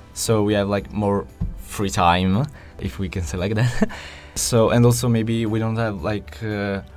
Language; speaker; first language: English; non-native, fluent; Italian